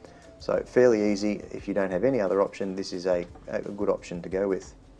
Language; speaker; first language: English; native; English